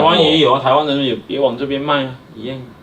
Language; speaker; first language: Chinese; native; Chinese